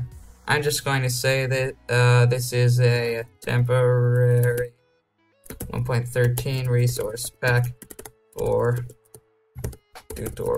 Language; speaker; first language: English; native; English